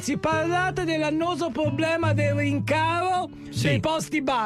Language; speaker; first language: Italian; native; Italian